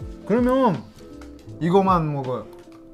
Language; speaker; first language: Korean; non-native, learner; Russian